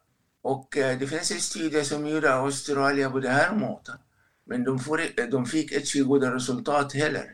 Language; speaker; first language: Swedish; non-native, fluent; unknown